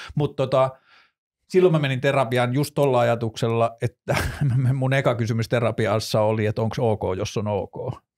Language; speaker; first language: Finnish; native; Finnish